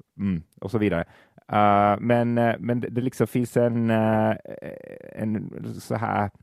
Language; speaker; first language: Swedish; native; Swedish